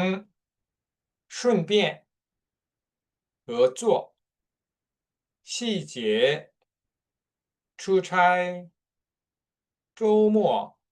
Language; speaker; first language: Chinese; non-native, fluent; Korean